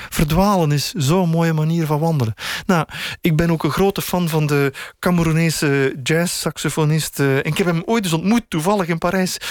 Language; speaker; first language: Dutch; native; Dutch